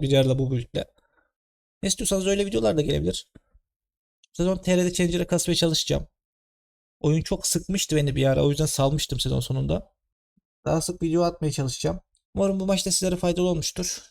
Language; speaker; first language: Turkish; native; Turkish